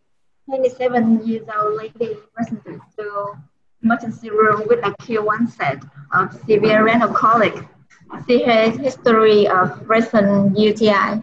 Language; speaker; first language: English; non-native, learner; Vietnamese